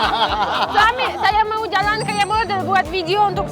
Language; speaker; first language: Indonesian; non-native, learner; Russian